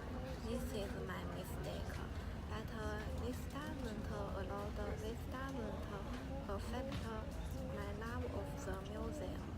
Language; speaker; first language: English; non-native, learner; Chinese